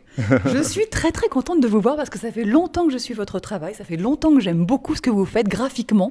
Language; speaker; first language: French; native; French